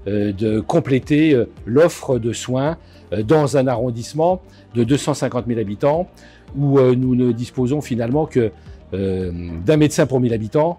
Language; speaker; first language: French; native; French